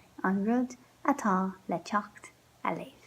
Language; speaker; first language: Irish; non-native, local second language; English